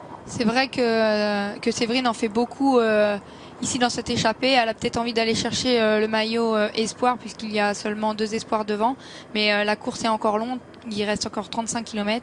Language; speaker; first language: French; native; French